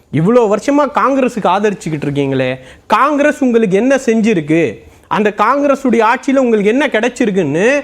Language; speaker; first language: Tamil; native; Tamil